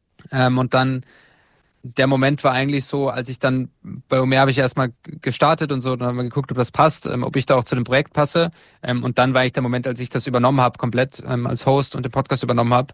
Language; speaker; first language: German; native; German